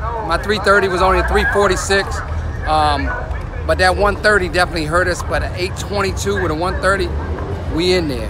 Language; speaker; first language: English; native; English